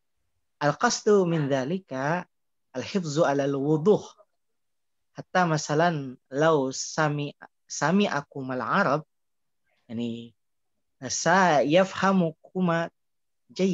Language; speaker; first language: Arabic; non-native, fluent; Indonesian